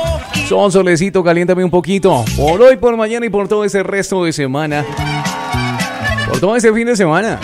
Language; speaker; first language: Spanish; native; Spanish